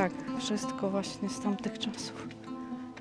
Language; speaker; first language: Polish; native; Polish